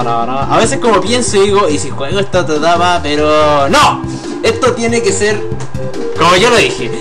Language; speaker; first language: Spanish; native; Spanish